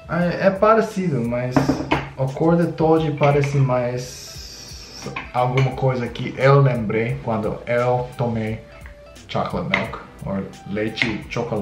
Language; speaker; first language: Portuguese; non-native, learner; English